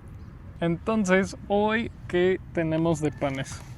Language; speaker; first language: Spanish; non-native, fluent; English